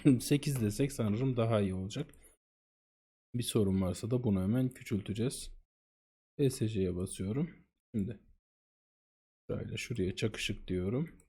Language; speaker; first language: Turkish; native; Turkish